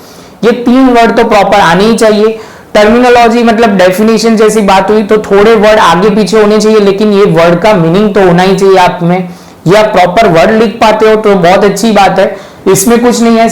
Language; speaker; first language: Hindi; non-native, local second language; Gujarati